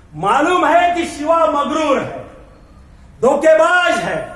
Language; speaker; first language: Hindi; non-native, local second language; Marathi